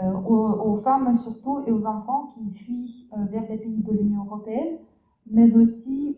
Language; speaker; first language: French; non-native, fluent; Russian